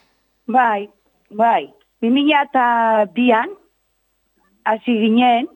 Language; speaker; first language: Basque; non-native, local second language; Spanish